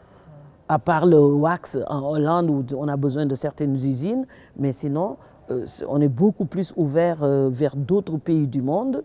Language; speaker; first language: French; non-native, local second language; Wolof